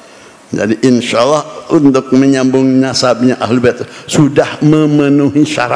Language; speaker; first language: Indonesian; native; Indonesian